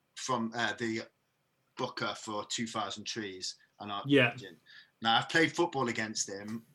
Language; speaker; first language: English; native; English